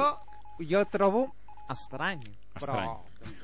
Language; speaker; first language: Catalan; non-native, local second language; Spanish